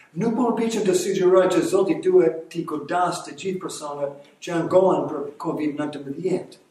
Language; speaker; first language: Albanian; non-native, fluent; English